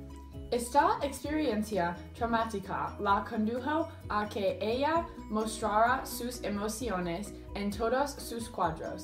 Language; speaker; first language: Spanish; non-native, learner; English